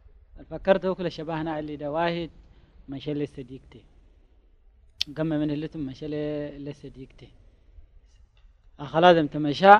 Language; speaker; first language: Arabic; native; Arabic